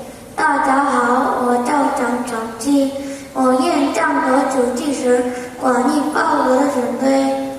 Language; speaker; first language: Chinese; non-native, learner; Korean